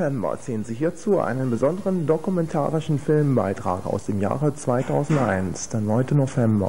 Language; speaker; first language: German; native; German